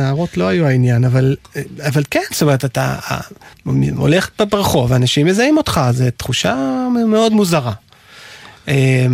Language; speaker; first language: Hebrew; native; Hebrew